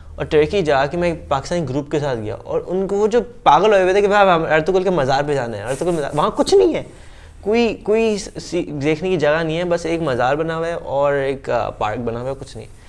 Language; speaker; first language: Urdu; native; Urdu